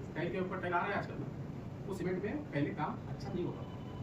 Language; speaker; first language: Hindi; non-native, local second language; Kannada